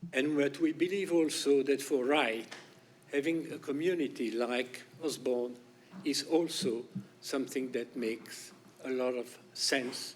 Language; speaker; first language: English; non-native, fluent; French